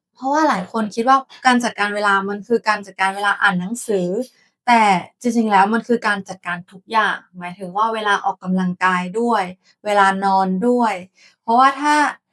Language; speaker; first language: Thai; native; Thai